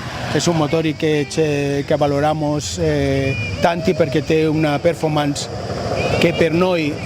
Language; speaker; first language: Italian; non-native, learner; Spanish